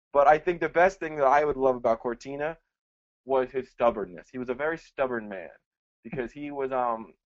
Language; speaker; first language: English; early bilingual, other home language; Spanish